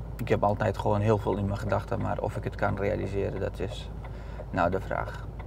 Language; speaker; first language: Dutch; non-native, fluent; Arabic